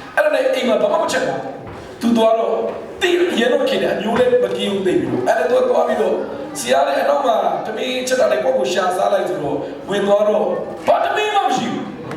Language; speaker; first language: Burmese; native; Burmese